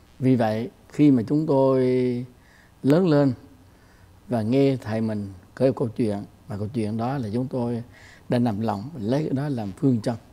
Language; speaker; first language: Vietnamese; native; Vietnamese